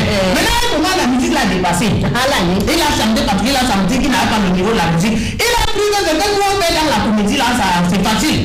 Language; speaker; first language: French; native; French